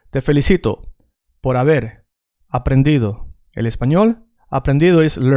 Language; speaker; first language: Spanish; native; Spanish